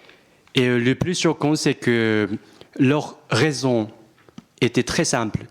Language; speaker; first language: French; non-native, fluent; Japanese